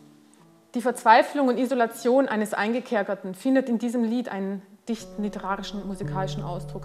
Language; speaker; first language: German; non-native, fluent; Hungarian